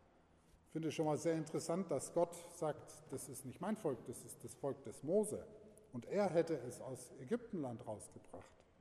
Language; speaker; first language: German; native; German